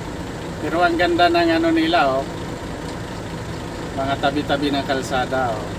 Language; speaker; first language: Filipino; native; Filipino